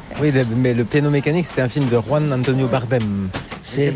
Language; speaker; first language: French; native; French